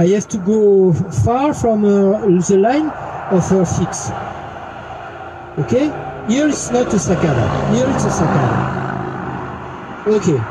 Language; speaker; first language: English; non-native, learner; French